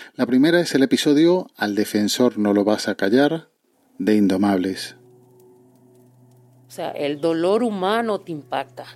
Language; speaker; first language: Spanish; native; Spanish